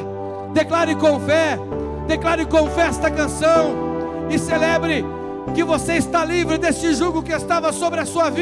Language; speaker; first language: Portuguese; native; Portuguese